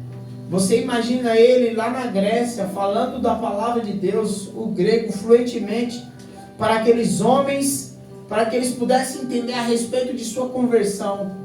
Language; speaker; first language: Portuguese; native; Portuguese